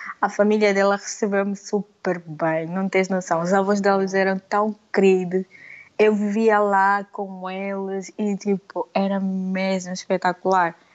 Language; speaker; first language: Portuguese; native; Portuguese